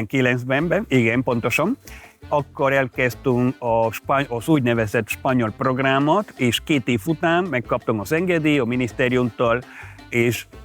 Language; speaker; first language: Hungarian; non-native, fluent; Spanish